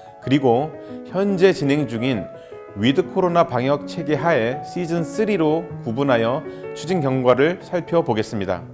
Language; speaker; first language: Korean; native; Korean